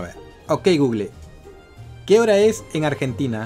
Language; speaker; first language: Spanish; native; Spanish